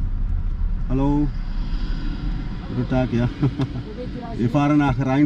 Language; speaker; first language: German; non-native, learner; Sinhala